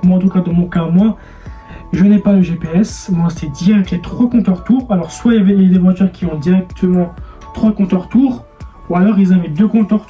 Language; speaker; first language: French; native; French